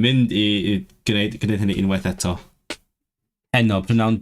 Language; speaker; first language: Welsh; non-native, learner; Cantonese